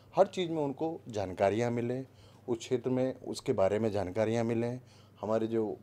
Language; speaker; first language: Hindi; native; Hindi